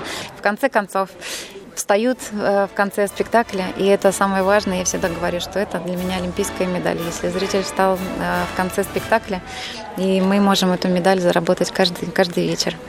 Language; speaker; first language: Russian; native; Russian